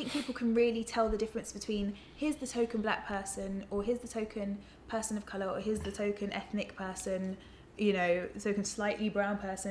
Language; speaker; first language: English; native; English